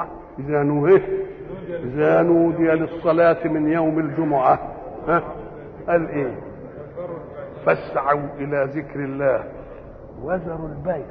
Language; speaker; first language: Arabic; native; Arabic